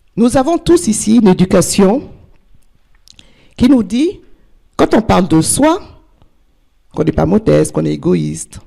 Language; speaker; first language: French; native; French